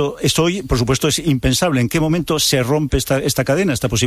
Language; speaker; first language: Spanish; native; Spanish